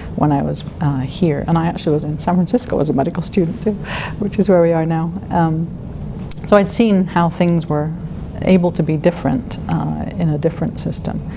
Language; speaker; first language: English; native; English